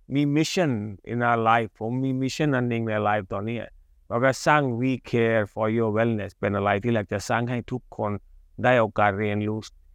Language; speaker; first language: Thai; early bilingual, other home language; Hindi